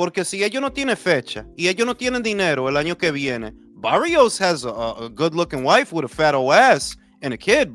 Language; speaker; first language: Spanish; early bilingual, heritage; Spanish